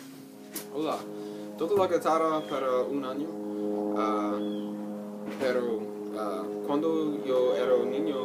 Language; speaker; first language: Spanish; non-native, learner; English